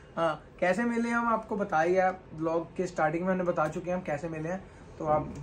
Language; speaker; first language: Hindi; native; Hindi